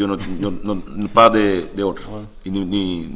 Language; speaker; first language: French; non-native, learner; Spanish